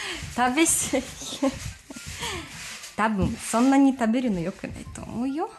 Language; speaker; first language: Japanese; non-native, fluent; Russian